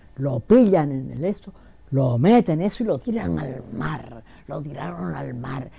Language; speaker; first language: Spanish; native; Spanish